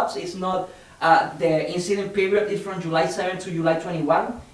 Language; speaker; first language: English; non-native, fluent; Spanish